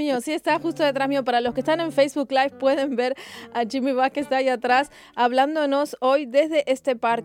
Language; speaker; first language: Spanish; native; Spanish